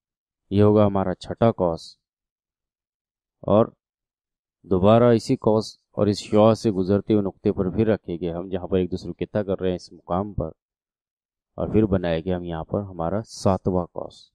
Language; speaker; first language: Urdu; native; Urdu